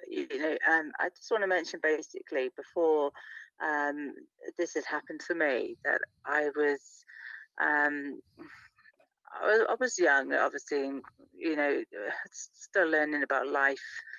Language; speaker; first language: English; native; English